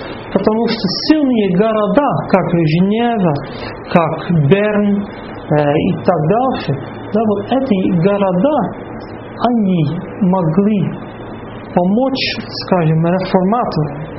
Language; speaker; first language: Russian; non-native, fluent; Dutch